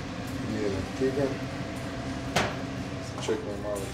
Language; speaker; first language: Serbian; non-native, learner; Macedonian